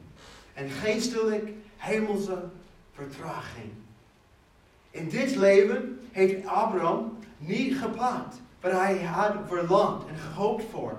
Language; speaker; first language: Dutch; non-native, fluent; English